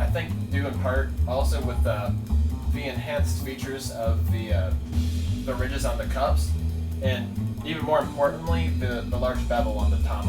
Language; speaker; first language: English; native; English